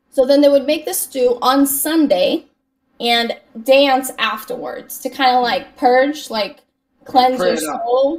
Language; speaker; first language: English; native; English